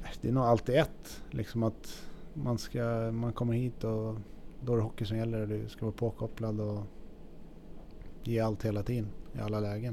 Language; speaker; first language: Swedish; native; Swedish